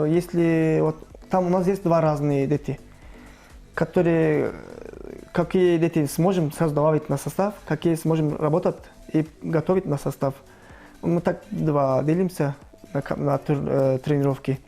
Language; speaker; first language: Russian; non-native, learner; Turkish